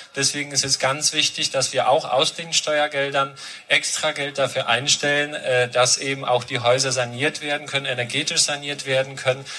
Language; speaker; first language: German; non-native, fluent; Polish